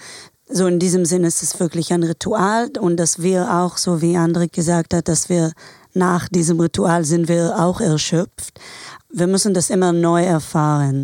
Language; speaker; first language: German; non-native, fluent; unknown